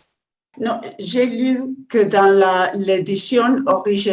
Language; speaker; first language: French; non-native, learner; Spanish